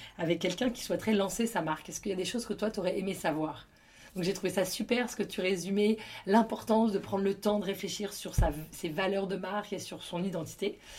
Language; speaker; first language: French; native; French